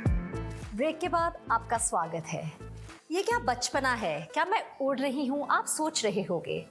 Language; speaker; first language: Hindi; native; Hindi